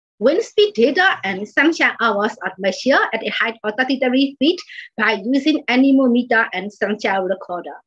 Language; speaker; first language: English; non-native, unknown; Burmese